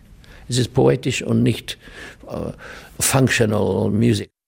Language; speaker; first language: German; non-native, fluent; English